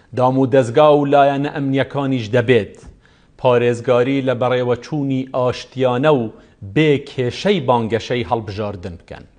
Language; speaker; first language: Central Kurdish; non-native, local second language; Kurdish